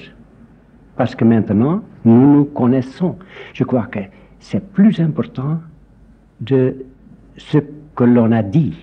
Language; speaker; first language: French; non-native, fluent; Dutch